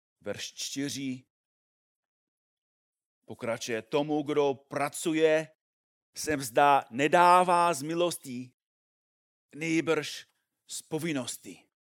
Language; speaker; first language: Czech; non-native, fluent; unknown